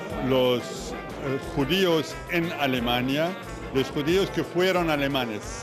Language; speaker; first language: Spanish; non-native, fluent; German